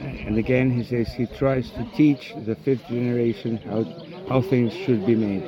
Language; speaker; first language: English; non-native, fluent; Spanish